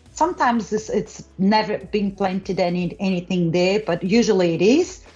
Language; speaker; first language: English; non-native, learner; Portuguese